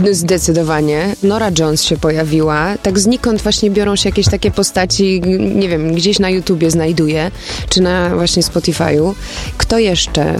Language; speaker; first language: Polish; early bilingual, heritage; Polish